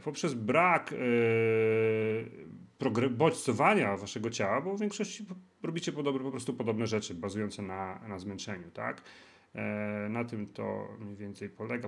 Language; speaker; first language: Polish; native; Polish